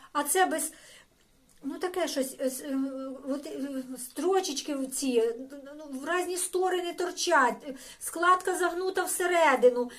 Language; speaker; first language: Ukrainian; non-native, local second language; Russian